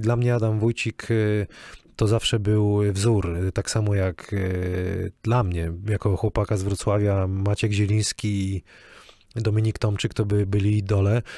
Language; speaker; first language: Polish; native; Polish